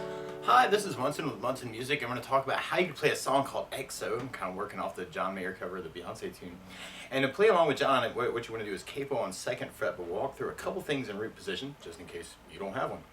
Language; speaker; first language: English; native; English